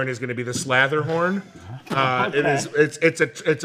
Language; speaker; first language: English; native; English